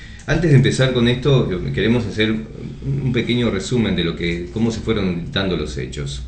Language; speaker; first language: Spanish; native; Spanish